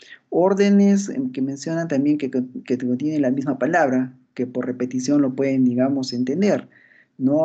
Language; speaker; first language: Spanish; native; Spanish